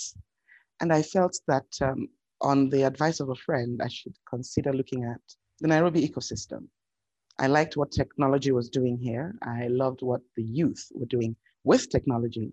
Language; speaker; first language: English; non-native, local second language; Yoruba